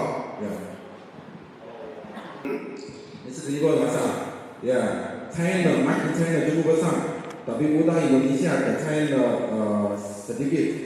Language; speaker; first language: Indonesian; non-native, learner; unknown